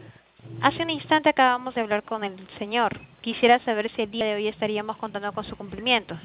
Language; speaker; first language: Spanish; native; Spanish